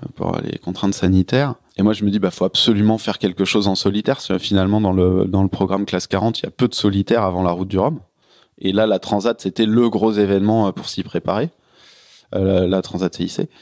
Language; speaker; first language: French; native; French